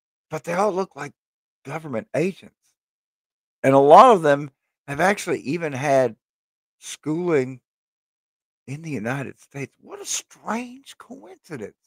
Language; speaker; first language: English; native; English